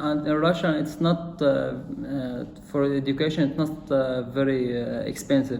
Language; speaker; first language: English; non-native, learner; Arabic